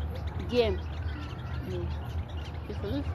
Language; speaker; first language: Arabic; non-native, learner; Amharic